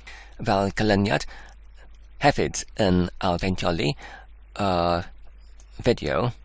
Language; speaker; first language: Welsh; non-native, learner; English